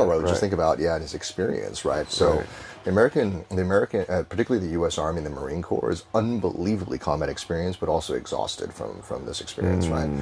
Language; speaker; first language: English; native; English